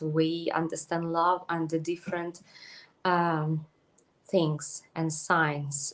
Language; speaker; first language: English; non-native, fluent; Ukrainian